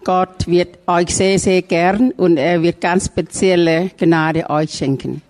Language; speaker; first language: German; non-native, fluent; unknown